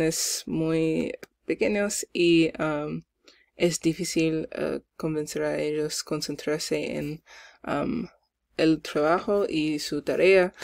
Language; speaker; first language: Spanish; non-native, learner; English